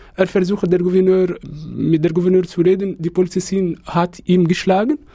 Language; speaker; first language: German; non-native, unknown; Arabic